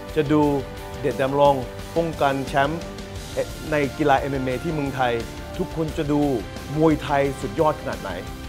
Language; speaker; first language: Thai; native; Thai